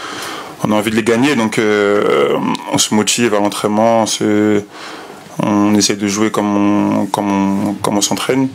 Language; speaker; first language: French; native; French